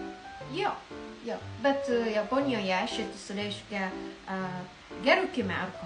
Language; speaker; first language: Lithuanian; non-native, learner; Japanese